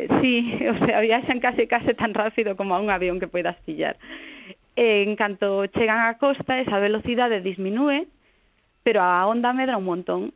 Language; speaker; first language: Galician; non-native, local second language; Spanish